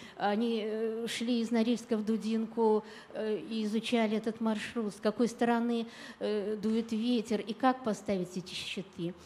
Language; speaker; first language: Russian; native; Russian